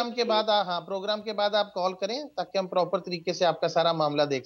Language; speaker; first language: Urdu; native; Urdu